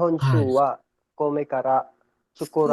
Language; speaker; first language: Japanese; non-native, learner; Filipino